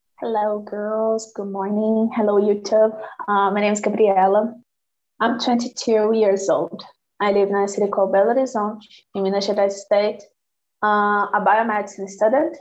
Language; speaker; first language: English; non-native, learner; Portuguese